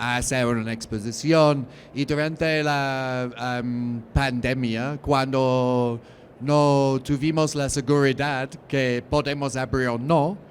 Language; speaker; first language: Spanish; non-native, learner; English